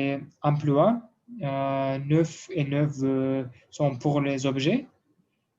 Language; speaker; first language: French; non-native, learner; Russian